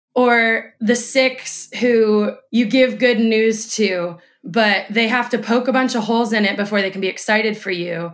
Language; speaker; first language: English; native; English